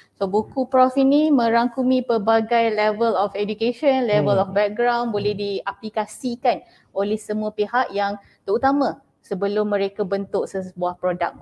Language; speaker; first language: Malay; native; Malay